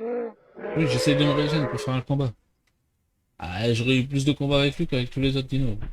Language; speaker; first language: French; native; French